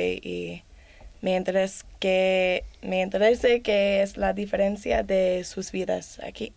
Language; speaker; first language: Spanish; non-native, learner; English